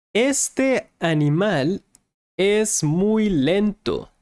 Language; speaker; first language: Spanish; non-native, fluent; English